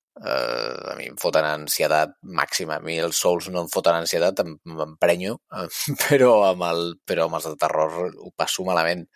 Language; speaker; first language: Catalan; native; Catalan